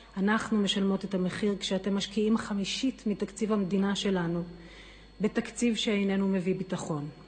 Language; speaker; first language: Hebrew; native; Hebrew